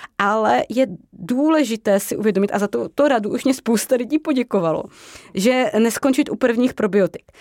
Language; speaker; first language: Czech; native; Czech